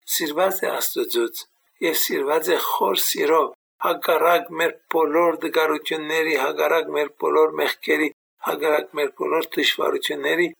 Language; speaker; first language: Armenian; native; Armenian